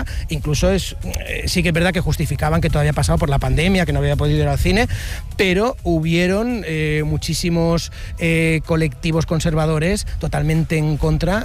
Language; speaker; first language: Spanish; native; Spanish